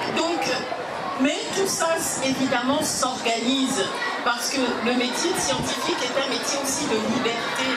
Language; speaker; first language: French; early bilingual, other home language; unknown